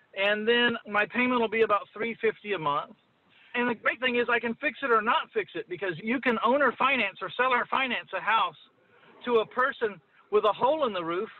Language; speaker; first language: English; native; English